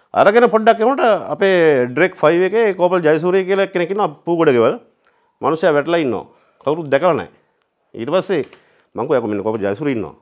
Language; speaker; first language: Sinhala; native; Sinhala